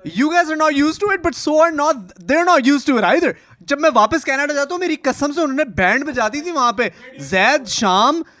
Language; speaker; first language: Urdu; native; Urdu